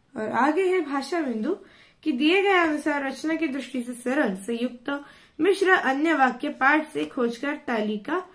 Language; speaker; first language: Hindi; non-native, local second language; Marathi